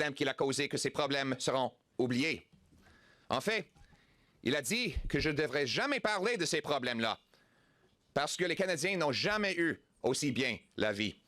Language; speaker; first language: French; non-native, local second language; English